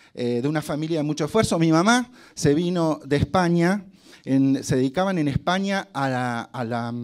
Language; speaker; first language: Spanish; native; Spanish